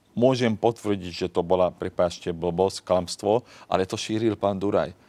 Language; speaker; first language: Slovak; non-native, local second language; Hungarian